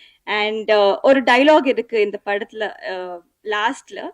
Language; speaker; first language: Tamil; non-native, learner; Telugu